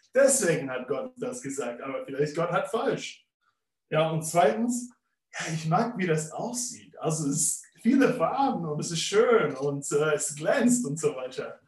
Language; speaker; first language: German; non-native, fluent; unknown